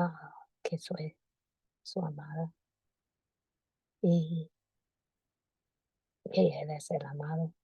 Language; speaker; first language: Spanish; non-native, fluent; English